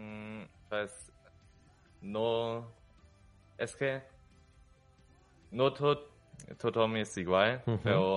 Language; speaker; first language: Catalan; non-native, learner; German